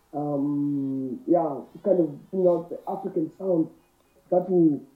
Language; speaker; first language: English; non-native, local second language; Shona